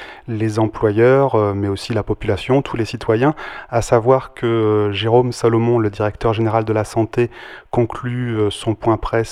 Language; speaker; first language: French; native; French